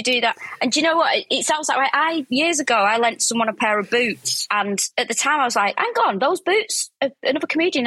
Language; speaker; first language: English; native; English